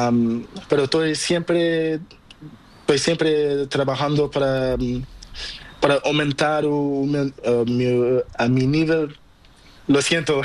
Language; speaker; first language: Spanish; non-native, learner; Portuguese